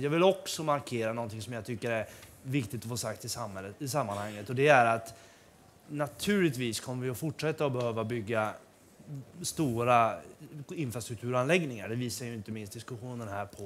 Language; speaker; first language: Swedish; native; Swedish